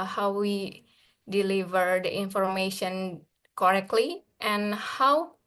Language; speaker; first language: English; non-native, learner; Indonesian